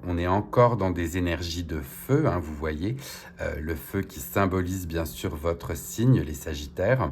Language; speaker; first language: French; native; French